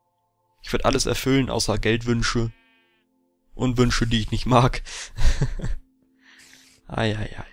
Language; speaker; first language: German; native; German